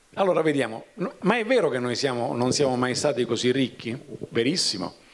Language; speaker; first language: Italian; native; Italian